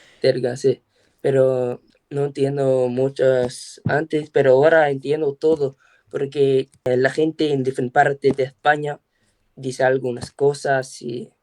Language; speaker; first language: Spanish; non-native, learner; English